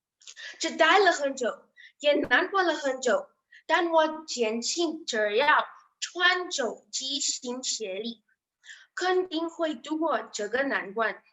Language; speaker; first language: Chinese; non-native, learner; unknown